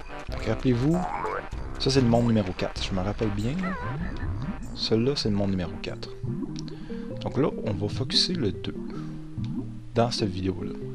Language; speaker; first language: French; native; French